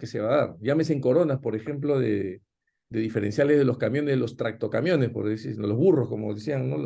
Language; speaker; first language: Spanish; native; Spanish